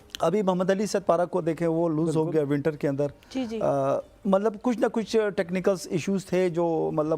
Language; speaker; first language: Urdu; non-native, local second language; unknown